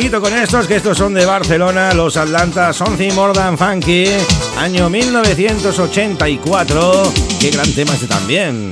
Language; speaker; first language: Spanish; native; Spanish